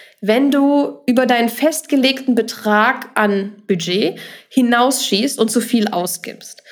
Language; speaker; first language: German; native; German